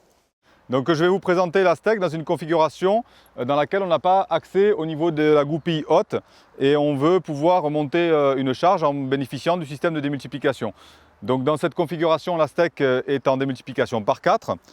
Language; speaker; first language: French; native; French